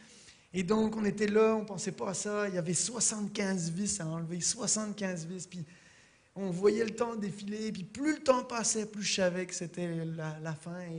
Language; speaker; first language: French; native; French